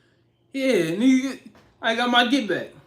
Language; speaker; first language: English; native; English